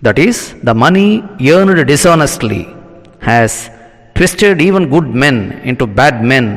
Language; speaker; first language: English; non-native, local second language; Tamil